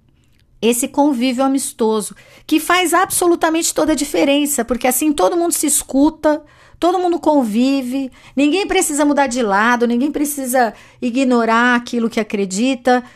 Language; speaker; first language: Portuguese; native; Portuguese